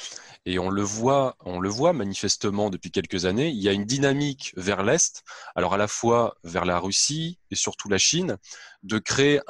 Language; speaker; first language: French; native; French